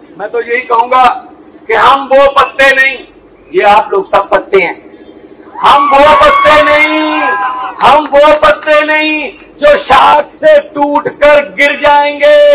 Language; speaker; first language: Hindi; non-native, local second language; Punjabi